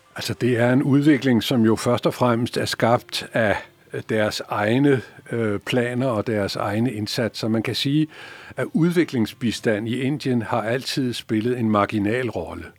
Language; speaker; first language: Danish; native; Danish